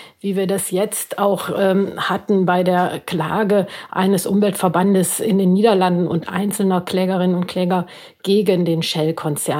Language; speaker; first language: German; native; German